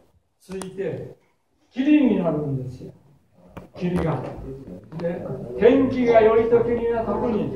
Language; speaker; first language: Japanese; native; Japanese